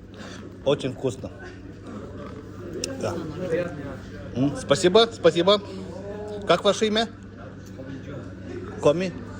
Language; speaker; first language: Russian; non-native, fluent; Lithuanian